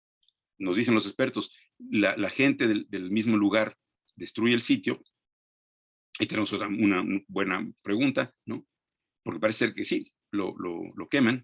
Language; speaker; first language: Spanish; native; Spanish